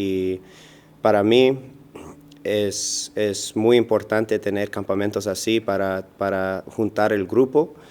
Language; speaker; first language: Spanish; early bilingual, heritage; Spanish